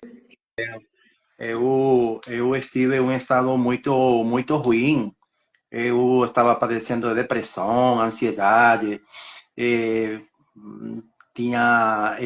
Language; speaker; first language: Portuguese; non-native, learner; Spanish